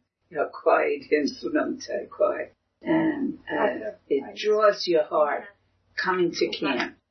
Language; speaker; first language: English; early bilingual, other home language; Chinese